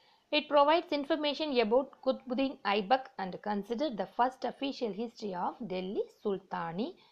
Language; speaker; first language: English; non-native, local second language; Tamil